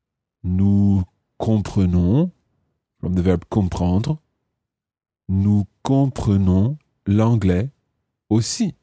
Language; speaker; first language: French; non-native, fluent; English